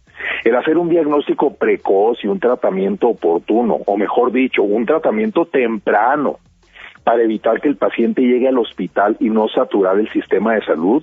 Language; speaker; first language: Spanish; native; Spanish